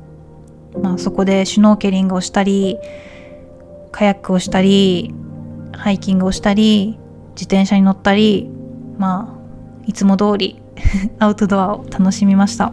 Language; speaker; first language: Japanese; native; Japanese